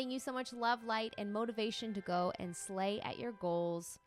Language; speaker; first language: English; native; English